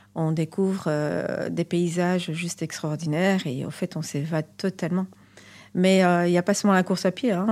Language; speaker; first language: French; native; French